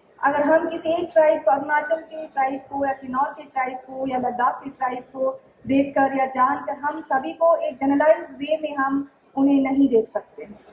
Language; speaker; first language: Hindi; non-native, local second language; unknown